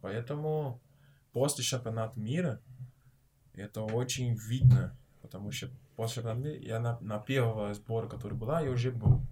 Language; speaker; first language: Russian; non-native, learner; Portuguese